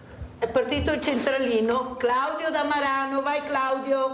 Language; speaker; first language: Italian; native; Italian